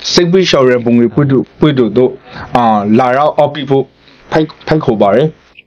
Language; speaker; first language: Burmese; native; Burmese